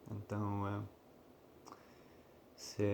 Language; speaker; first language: Portuguese; non-native, learner; Russian